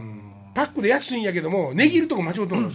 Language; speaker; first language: Japanese; native; Japanese